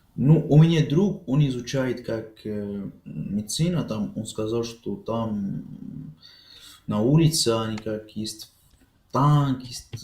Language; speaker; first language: Russian; non-native, learner; Arabic